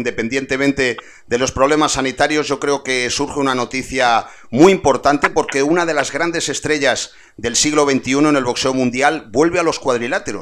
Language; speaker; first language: Spanish; native; Spanish